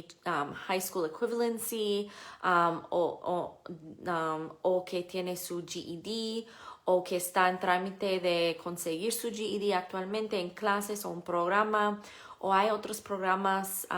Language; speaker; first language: Spanish; non-native, fluent; English